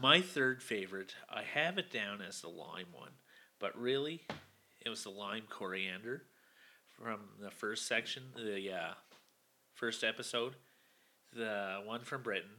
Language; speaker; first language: English; native; English